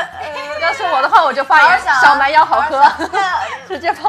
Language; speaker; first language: Chinese; native; Chinese